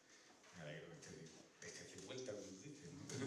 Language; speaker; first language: Spanish; native; Spanish